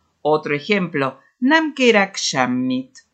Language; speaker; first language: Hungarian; early bilingual, heritage; Spanish